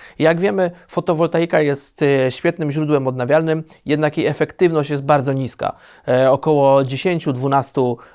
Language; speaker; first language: Polish; native; Polish